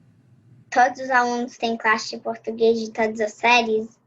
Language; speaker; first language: Portuguese; early bilingual, heritage; Portuguese